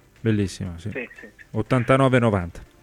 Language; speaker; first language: Italian; native; Italian